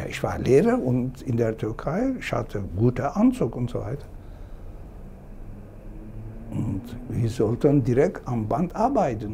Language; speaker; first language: German; non-native, fluent; Turkish